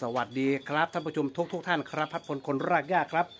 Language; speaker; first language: Thai; non-native, local second language; Northeastern Thai